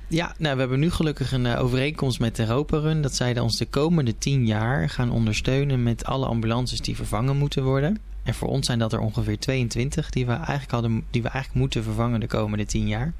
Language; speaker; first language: Dutch; native; Dutch